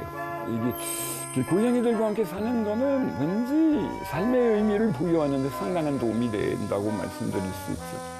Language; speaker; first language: Korean; non-native, fluent; French